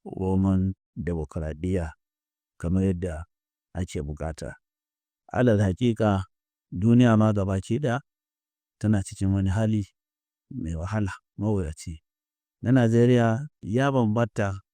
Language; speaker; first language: Hausa; native; Hausa